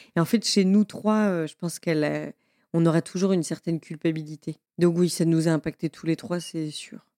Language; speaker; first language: French; native; French